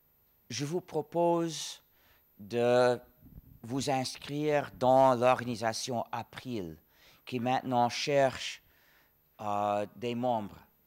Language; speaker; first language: French; non-native, fluent; English